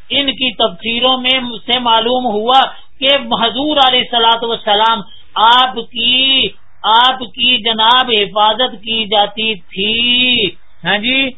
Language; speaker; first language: Urdu; native; Urdu